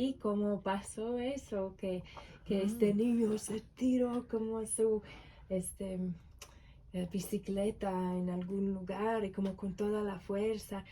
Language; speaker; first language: Spanish; non-native, learner; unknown